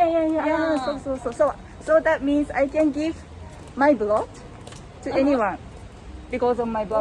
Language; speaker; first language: English; non-native, fluent; Japanese